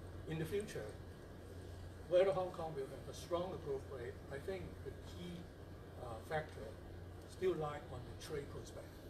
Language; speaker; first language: English; non-native, local second language; Cantonese